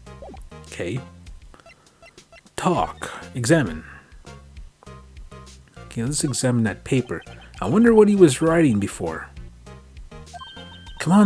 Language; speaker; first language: English; native; English